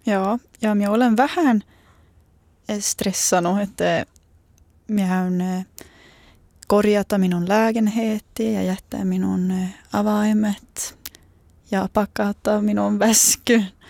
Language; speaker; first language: Finnish; non-native, learner; Swedish